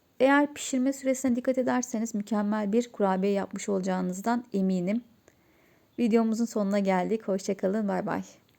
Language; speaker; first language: Turkish; native; Turkish